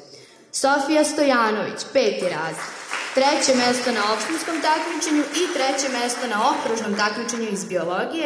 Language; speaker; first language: Serbian; native; Serbian